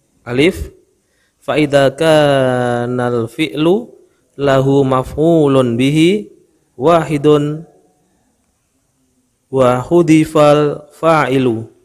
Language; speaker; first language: Arabic; non-native, learner; Indonesian